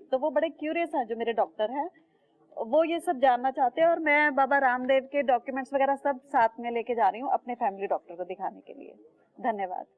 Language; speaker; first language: Hindi; native; Hindi